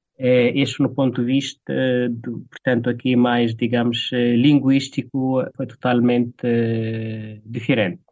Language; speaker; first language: Portuguese; non-native, fluent; Arabic